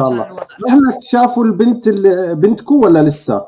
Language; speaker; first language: Arabic; native; Arabic